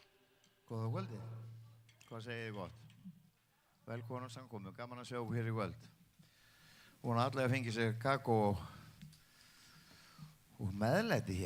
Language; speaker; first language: Icelandic; non-native, fluent; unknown